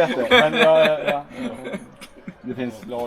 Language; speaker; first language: Swedish; native; Swedish